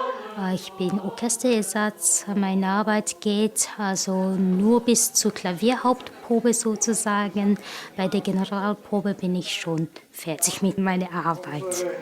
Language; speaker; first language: German; non-native, fluent; Japanese